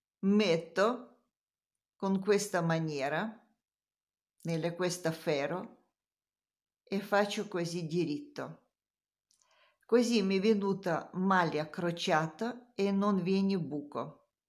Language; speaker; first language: Italian; non-native, learner; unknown